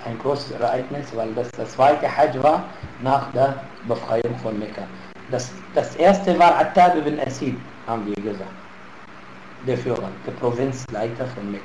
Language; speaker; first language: German; non-native, fluent; Arabic